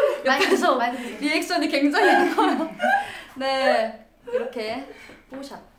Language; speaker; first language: Korean; native; Korean